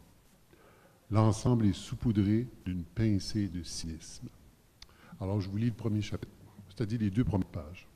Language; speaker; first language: French; native; French